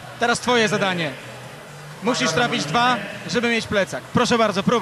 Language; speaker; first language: Polish; native; Polish